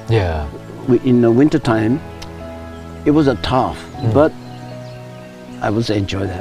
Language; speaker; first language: English; non-native, learner; Japanese